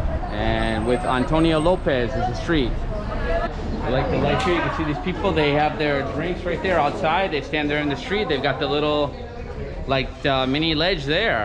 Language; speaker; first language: English; native; English